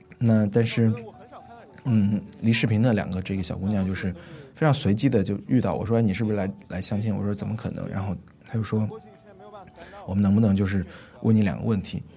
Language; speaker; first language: Chinese; native; Chinese